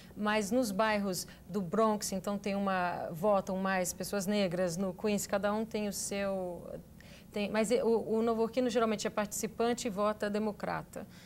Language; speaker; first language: Portuguese; native; Portuguese